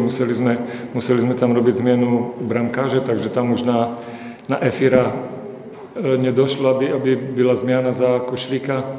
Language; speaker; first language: Polish; non-native, learner; Slovak